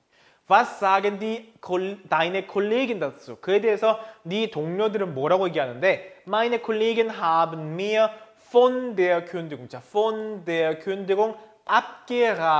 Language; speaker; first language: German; non-native, fluent; Korean